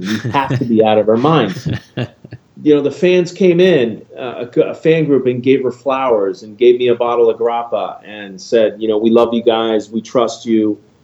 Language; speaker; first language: English; native; English